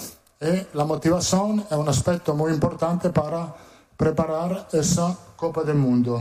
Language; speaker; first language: Portuguese; non-native, fluent; Italian